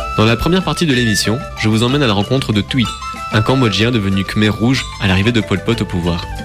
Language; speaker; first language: French; native; French